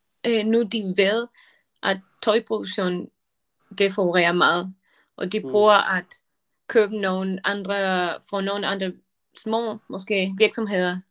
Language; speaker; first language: Danish; non-native, learner; Spanish